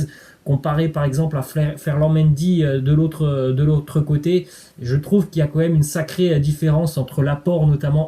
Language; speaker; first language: French; native; French